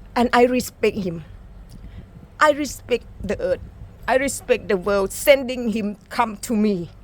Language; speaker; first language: English; non-native, learner; Thai